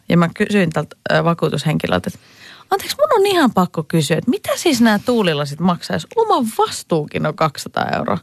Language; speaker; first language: Finnish; native; Finnish